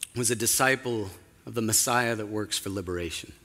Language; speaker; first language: English; native; English